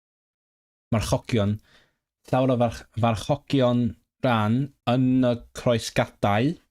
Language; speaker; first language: Welsh; non-native, learner; Cantonese